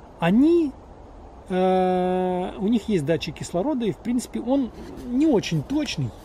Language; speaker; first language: Russian; native; Russian